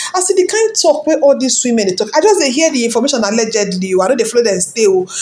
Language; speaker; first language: Nigerian Pidgin; non-native, local second language; Yoruba